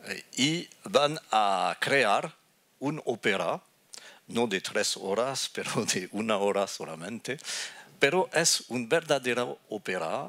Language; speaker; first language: Spanish; non-native, fluent; French